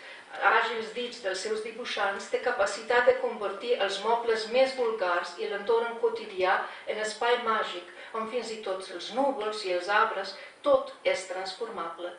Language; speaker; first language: Catalan; non-native, fluent; Slovenian